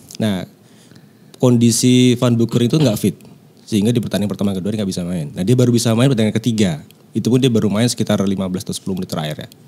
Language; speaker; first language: Indonesian; native; Indonesian